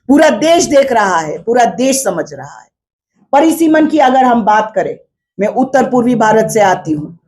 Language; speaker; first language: Hindi; non-native, local second language; Khasi